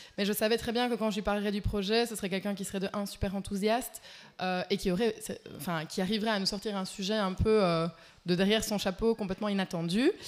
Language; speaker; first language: French; native; French